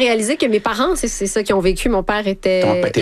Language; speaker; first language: French; native; French